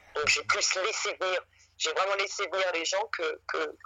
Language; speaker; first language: French; native; French